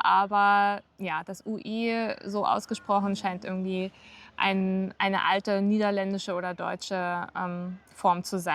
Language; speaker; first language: German; native; German